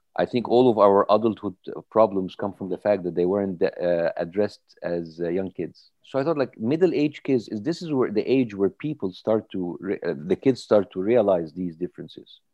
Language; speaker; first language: English; non-native, fluent; Arabic